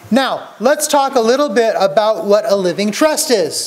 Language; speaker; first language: English; native; English